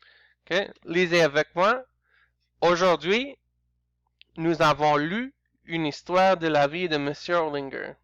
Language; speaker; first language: French; non-native, learner; English